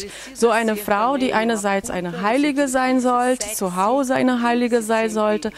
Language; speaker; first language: German; non-native, fluent; Portuguese